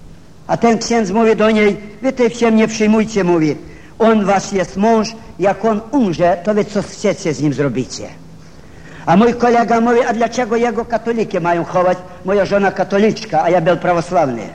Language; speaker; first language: Polish; non-native, fluent; Ukrainian